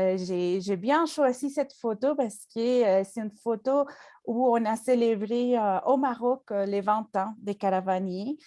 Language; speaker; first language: French; non-native, fluent; Spanish